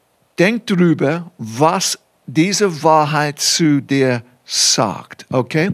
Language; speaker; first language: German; non-native, fluent; English